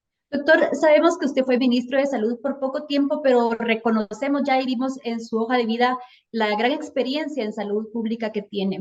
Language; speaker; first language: Spanish; native; Spanish